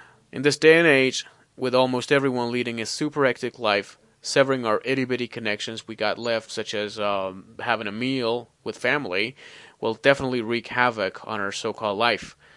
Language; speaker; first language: English; non-native, fluent; Persian